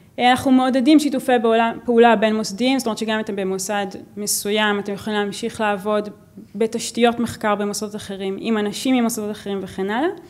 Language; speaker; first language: Hebrew; native; Hebrew